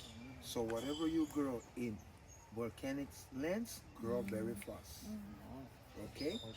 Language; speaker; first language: English; non-native, local second language; Spanish